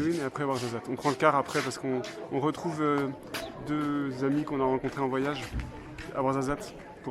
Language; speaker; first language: French; native; French